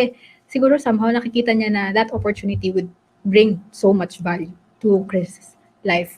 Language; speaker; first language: Filipino; native; Filipino